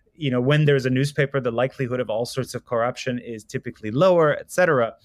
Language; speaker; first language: English; non-native, fluent; Persian